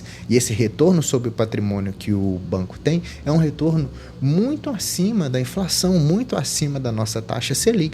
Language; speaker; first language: Portuguese; native; Portuguese